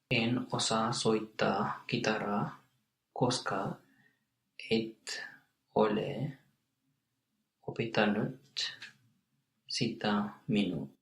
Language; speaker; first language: Finnish; non-native, learner; English